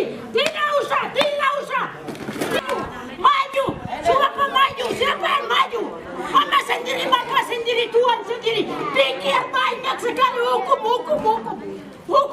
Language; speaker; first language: Indonesian; non-native, local second language; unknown